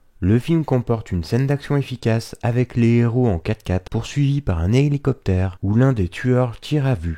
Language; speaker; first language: French; native; French